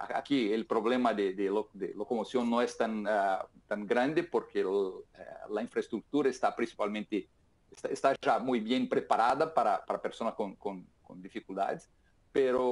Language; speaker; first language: Spanish; non-native, fluent; Portuguese